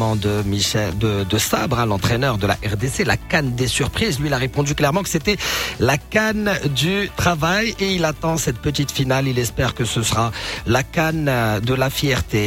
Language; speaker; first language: French; non-native, local second language; Arabic